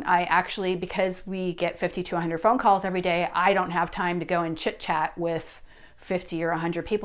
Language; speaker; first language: English; native; English